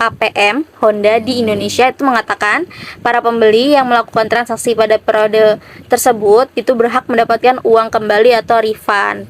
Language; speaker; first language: Indonesian; native; Indonesian